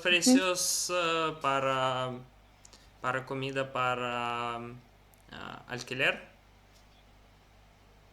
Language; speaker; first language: Spanish; non-native, fluent; Russian